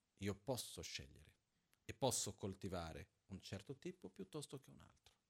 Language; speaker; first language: Italian; non-native, fluent; Portuguese